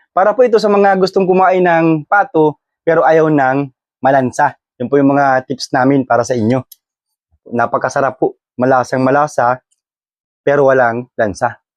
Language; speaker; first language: Filipino; native; Filipino